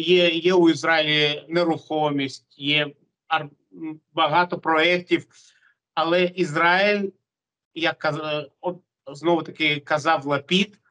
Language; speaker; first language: Ukrainian; non-native, local second language; Russian